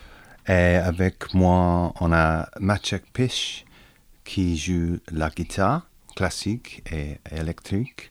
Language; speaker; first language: French; non-native, learner; English